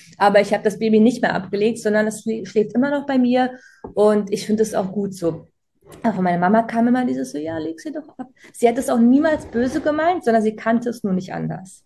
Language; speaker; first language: German; early bilingual, other home language; Croatian